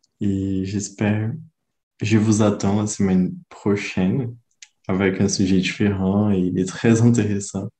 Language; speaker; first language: French; non-native, learner; Portuguese